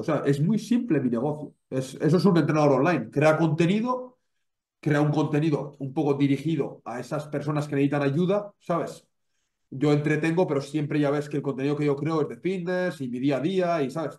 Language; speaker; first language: Spanish; native; Spanish